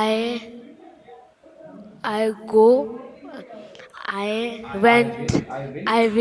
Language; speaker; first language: English; non-native, learner; Hindi